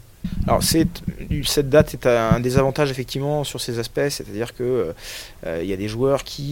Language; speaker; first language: French; native; French